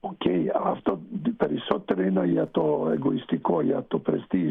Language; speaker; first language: Greek; non-native, fluent; Serbian